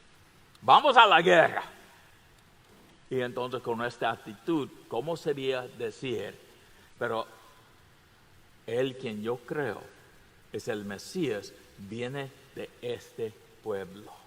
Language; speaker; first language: Spanish; non-native, fluent; English